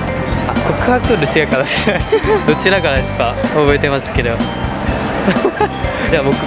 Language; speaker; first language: Japanese; non-native, fluent; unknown